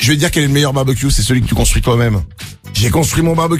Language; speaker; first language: French; native; French